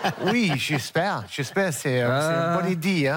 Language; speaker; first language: French; non-native, learner; English